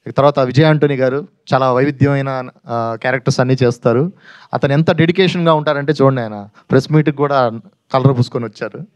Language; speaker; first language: Telugu; native; Telugu